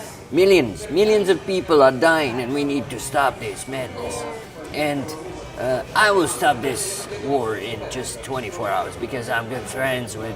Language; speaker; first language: English; non-native, fluent; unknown